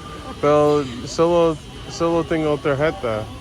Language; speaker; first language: Spanish; non-native, learner; English